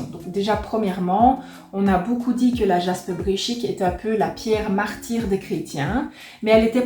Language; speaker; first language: French; native; French